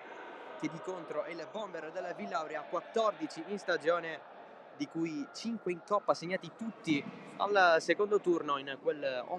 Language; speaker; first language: Italian; native; Italian